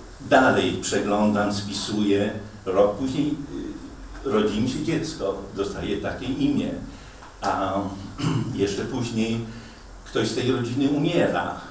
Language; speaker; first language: Polish; native; Polish